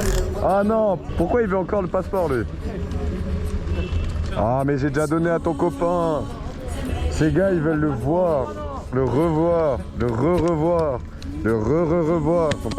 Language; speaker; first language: French; native; French